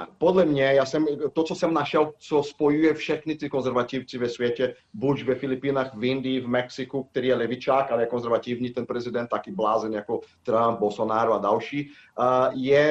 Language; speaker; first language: Czech; non-native, fluent; Portuguese